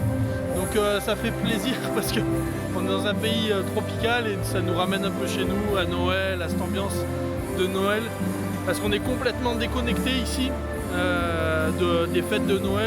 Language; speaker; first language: French; native; French